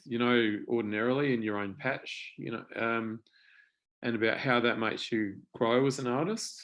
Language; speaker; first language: English; native; English